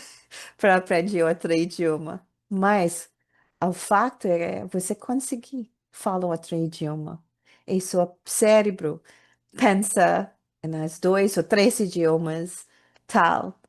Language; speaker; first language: Portuguese; non-native, learner; English